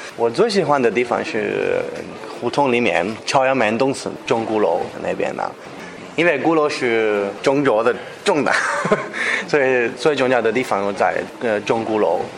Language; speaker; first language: Chinese; non-native, fluent; Spanish